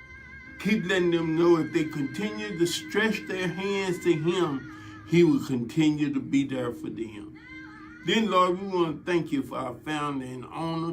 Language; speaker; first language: English; native; English